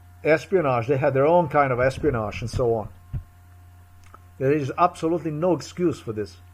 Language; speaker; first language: English; non-native, fluent; Slovenian